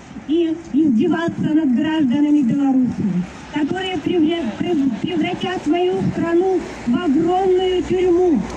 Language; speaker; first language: Russian; native; Russian